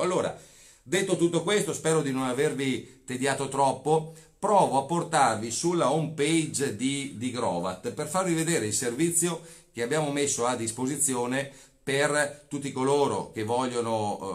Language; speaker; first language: Italian; native; Italian